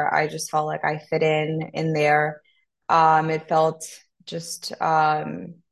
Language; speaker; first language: English; non-native, fluent; Spanish